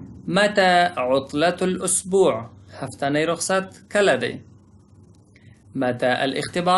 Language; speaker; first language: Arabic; non-native, fluent; Pashto